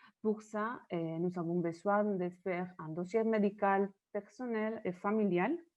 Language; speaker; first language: French; non-native, learner; Spanish